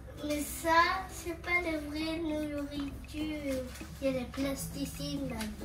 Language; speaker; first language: French; early bilingual, heritage; French